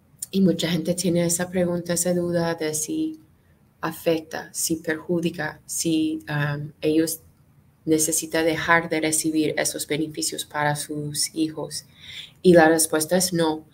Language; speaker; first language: Spanish; non-native, fluent; English